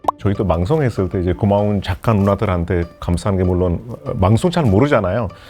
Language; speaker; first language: Korean; non-native, fluent; Hindi